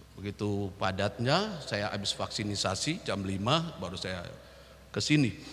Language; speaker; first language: Indonesian; native; Indonesian